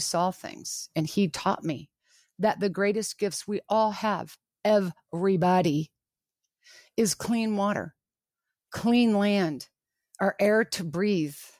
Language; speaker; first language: English; native; English